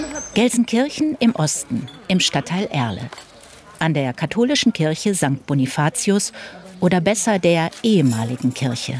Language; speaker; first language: German; native; German